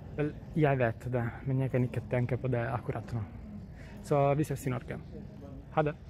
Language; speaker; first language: Norwegian; non-native, learner; Italian